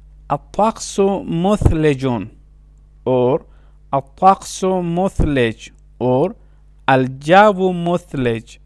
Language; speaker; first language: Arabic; non-native, fluent; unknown